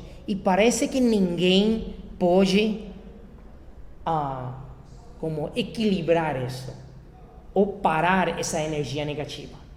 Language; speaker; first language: Portuguese; non-native, fluent; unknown